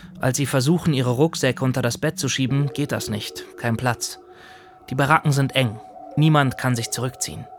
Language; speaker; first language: German; native; German